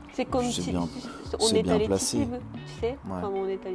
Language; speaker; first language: French; non-native, learner; Japanese